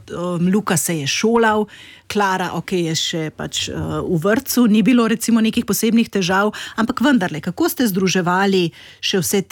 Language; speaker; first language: Slovenian; native; Slovenian